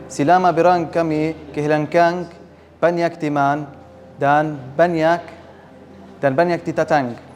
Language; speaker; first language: Indonesian; non-native, learner; Arabic